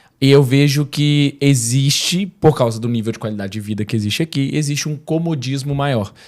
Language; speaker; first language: Portuguese; native; Portuguese